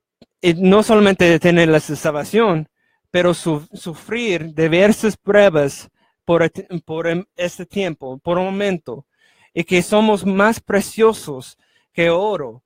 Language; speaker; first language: Spanish; non-native, fluent; English